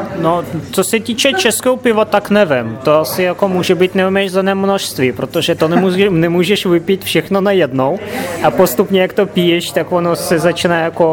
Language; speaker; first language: Czech; non-native, learner; Russian